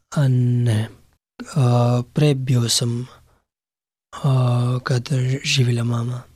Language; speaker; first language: Serbian; non-native, learner; Pashto